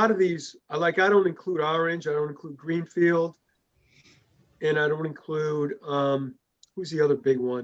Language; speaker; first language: English; native; English